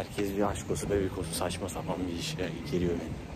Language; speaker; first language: Turkish; native; Turkish